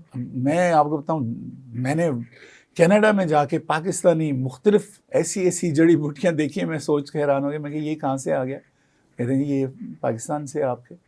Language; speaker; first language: Urdu; non-native, local second language; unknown